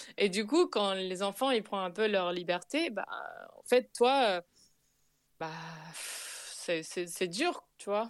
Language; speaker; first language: French; non-native, fluent; Spanish